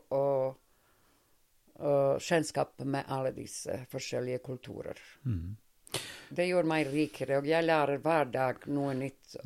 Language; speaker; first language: Norwegian; non-native, fluent; Serbian